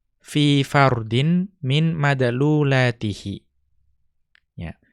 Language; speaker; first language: Arabic; non-native, fluent; Indonesian